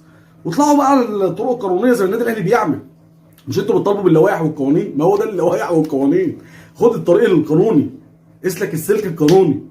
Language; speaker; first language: Arabic; native; Arabic